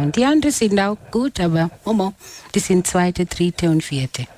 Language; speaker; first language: German; non-native, fluent; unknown